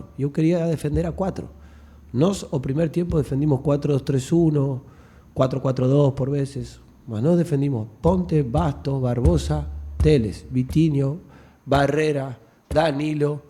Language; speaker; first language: Portuguese; non-native, fluent; Spanish